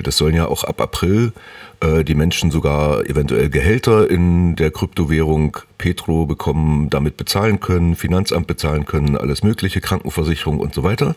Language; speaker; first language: German; native; German